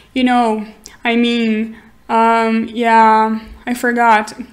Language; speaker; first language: English; non-native, fluent; Portuguese